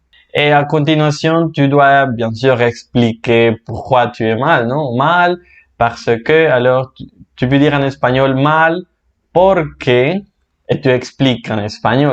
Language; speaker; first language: French; non-native, fluent; Spanish